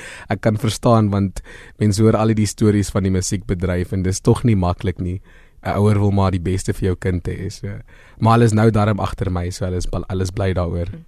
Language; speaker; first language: Afrikaans; non-native, local second language; Southern Sotho